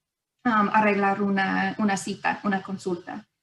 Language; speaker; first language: Spanish; non-native, fluent; English